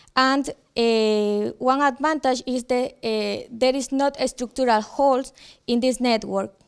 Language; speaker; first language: English; non-native, fluent; Ukrainian